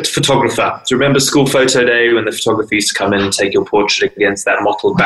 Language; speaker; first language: English; native; English